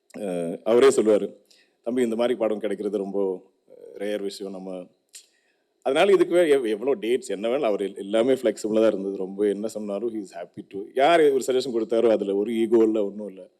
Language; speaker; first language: Tamil; non-native, local second language; Malayalam